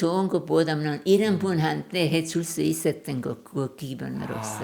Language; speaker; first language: Korean; non-native, learner; German